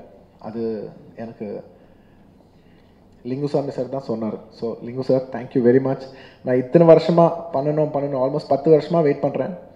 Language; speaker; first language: Tamil; non-native, local second language; Telugu